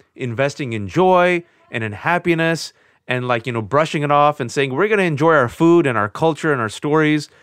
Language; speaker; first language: English; native; English